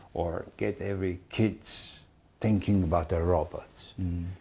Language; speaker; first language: English; non-native, fluent; Mongolian